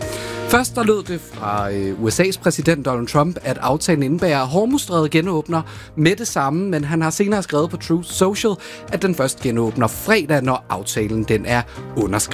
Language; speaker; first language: Danish; native; Danish